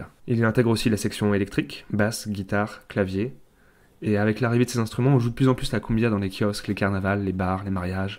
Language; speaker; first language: French; native; French